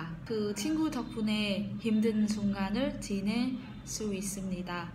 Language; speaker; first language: Korean; non-native, fluent; Vietnamese